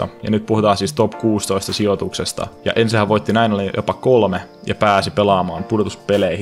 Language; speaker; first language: Finnish; native; Finnish